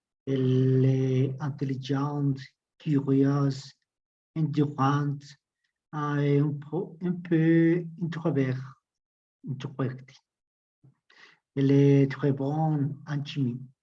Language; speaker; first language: French; non-native, learner; Spanish